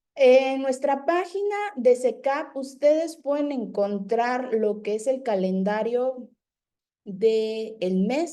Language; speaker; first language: Spanish; native; Spanish